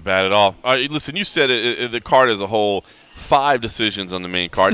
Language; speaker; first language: English; native; English